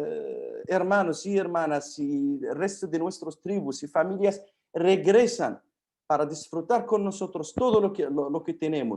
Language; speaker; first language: Spanish; non-native, fluent; Arabic